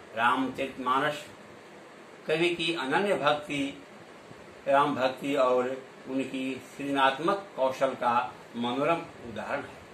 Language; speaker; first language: Hindi; native; Hindi